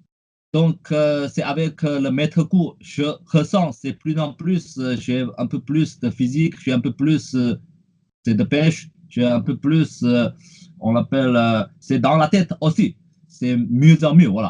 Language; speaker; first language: French; non-native, fluent; Chinese